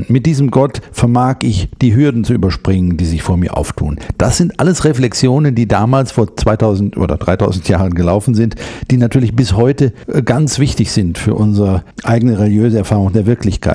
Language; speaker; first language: German; native; German